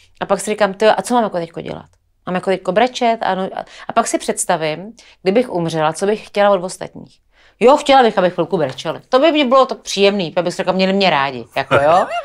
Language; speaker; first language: Czech; native; Czech